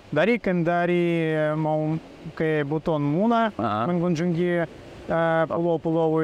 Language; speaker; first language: Indonesian; non-native, learner; Russian